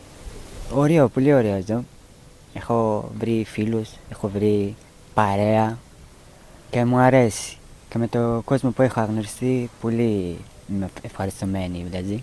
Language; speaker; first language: Greek; non-native, learner; Persian